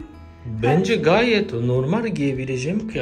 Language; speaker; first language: Turkish; non-native, fluent; Japanese